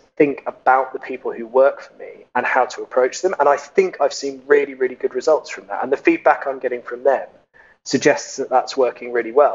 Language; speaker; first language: English; native; English